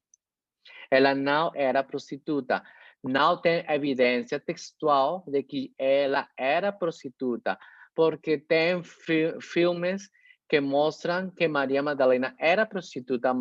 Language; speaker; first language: Portuguese; non-native, fluent; Spanish